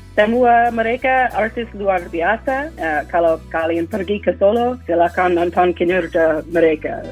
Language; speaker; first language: Indonesian; non-native, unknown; English